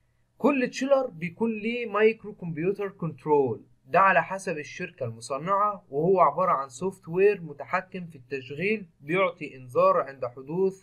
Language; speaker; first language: Arabic; native; Arabic